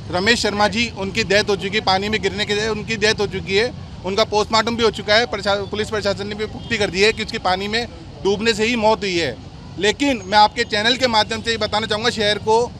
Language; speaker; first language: Hindi; native; Hindi